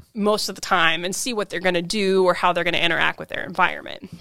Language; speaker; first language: English; native; English